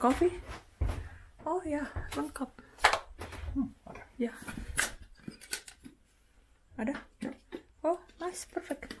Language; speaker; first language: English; non-native, fluent; Indonesian